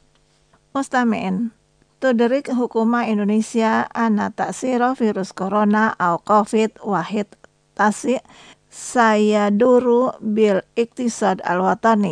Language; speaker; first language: Arabic; non-native, fluent; Indonesian